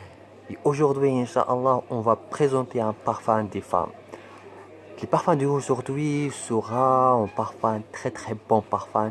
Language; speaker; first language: French; non-native, learner; Arabic